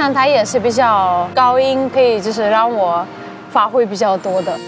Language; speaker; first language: Chinese; non-native, fluent; Russian